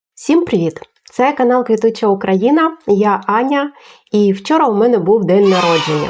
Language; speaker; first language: Ukrainian; non-native, local second language; Russian